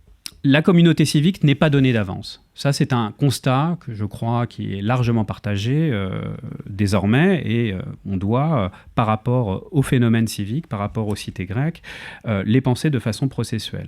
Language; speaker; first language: French; native; French